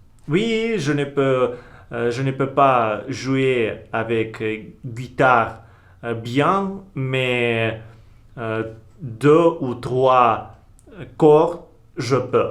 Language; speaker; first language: French; non-native, learner; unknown